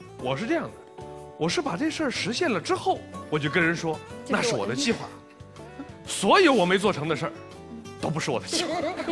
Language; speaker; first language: Chinese; native; Chinese